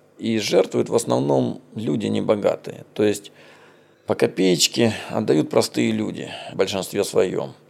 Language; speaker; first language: Russian; native; Russian